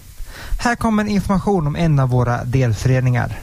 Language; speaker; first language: Swedish; native; Swedish